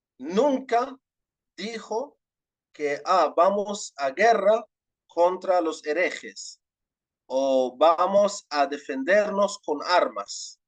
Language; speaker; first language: Spanish; non-native, fluent; Arabic